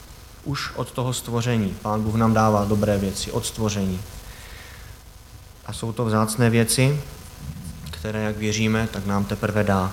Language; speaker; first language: Czech; native; Czech